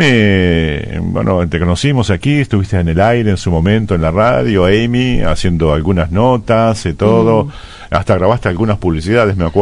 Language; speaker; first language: Spanish; native; Spanish